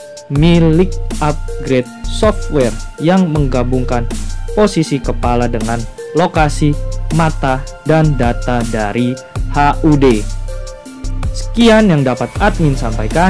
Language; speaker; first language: Indonesian; native; Indonesian